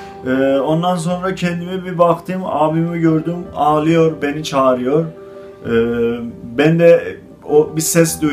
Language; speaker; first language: Turkish; non-native, learner; Azerbaijani